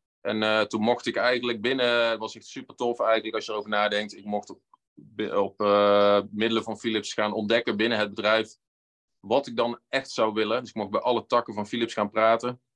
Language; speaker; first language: Dutch; native; Dutch